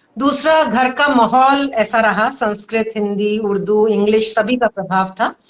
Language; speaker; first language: Hindi; native; Hindi